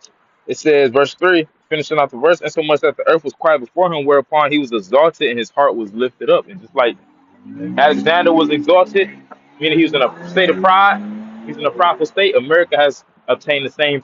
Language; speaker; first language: English; native; English